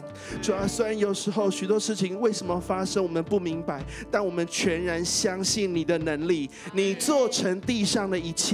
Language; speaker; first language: Chinese; native; Chinese